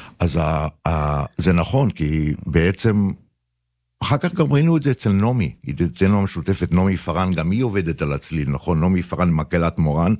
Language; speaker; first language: Hebrew; native; Hebrew